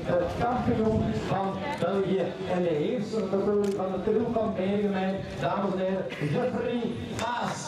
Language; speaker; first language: Dutch; native; Dutch